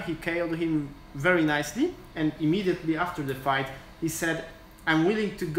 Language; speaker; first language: English; non-native, fluent; Polish